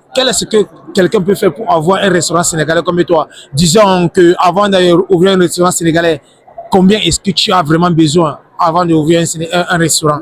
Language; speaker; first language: French; non-native, local second language; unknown